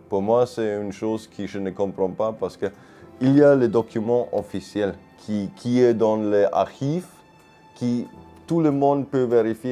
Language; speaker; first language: French; non-native, learner; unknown